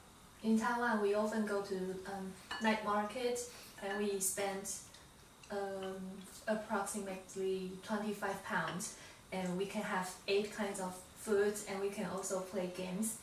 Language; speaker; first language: English; non-native, learner; Chinese